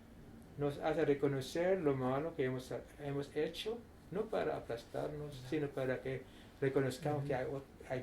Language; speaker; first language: Spanish; non-native, fluent; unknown